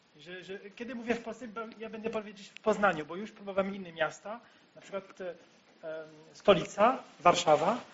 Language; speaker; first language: Polish; non-native, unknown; French